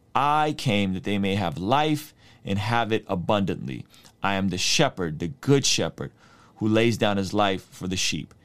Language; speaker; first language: English; early bilingual, other home language; Russian